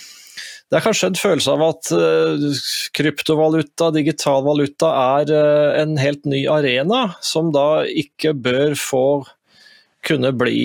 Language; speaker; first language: Norwegian; native; Norwegian